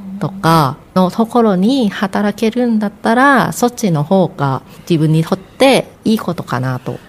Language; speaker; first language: Japanese; non-native, fluent; Thai